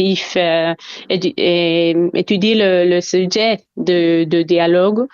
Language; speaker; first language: French; non-native, learner; Hebrew